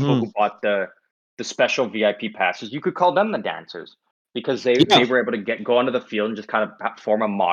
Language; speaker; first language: English; native; English